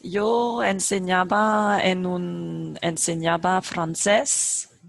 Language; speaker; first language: Spanish; non-native, fluent; French